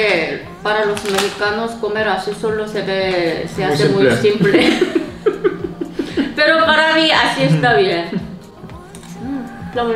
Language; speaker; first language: Spanish; non-native, learner; Korean